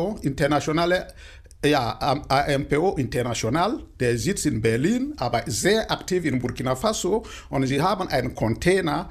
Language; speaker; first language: German; non-native, fluent; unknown